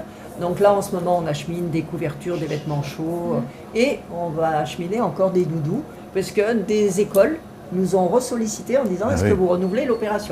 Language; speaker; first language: French; native; French